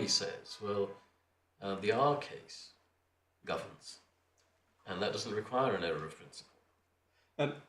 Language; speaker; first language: English; native; English